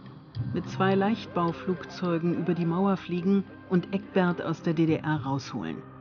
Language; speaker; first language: German; native; German